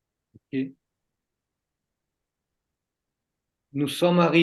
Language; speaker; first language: French; non-native, fluent; Italian